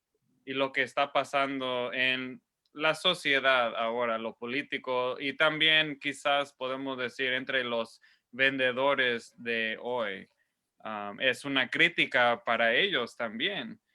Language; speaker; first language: Spanish; non-native, fluent; English